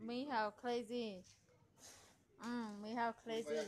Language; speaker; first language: English; non-native, learner; Thai